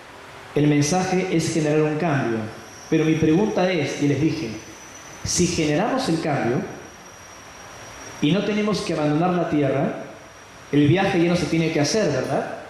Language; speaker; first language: Spanish; native; Spanish